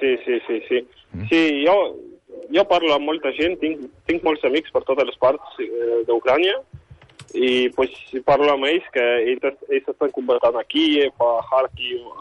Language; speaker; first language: Catalan; non-native, fluent; Ukrainian